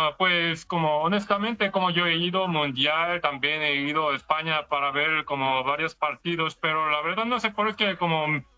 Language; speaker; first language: Spanish; non-native, learner; Korean